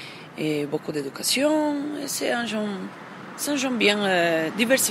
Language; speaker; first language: French; non-native, learner; Portuguese